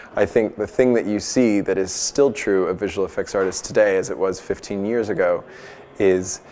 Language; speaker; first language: English; native; English